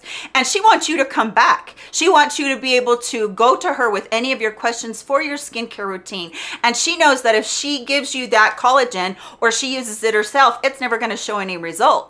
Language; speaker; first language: English; native; English